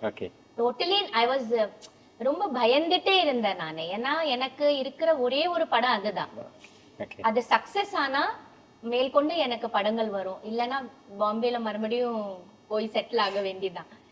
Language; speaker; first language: Tamil; non-native, fluent; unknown